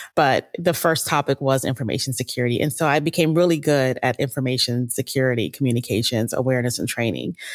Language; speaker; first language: English; native; English